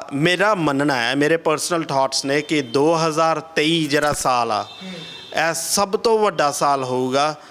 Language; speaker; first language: Punjabi; early bilingual, heritage; Punjabi